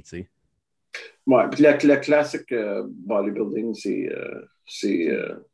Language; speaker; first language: French; native; French